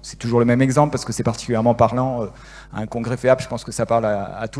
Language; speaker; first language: French; native; French